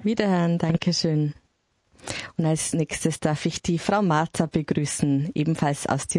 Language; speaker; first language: German; native; German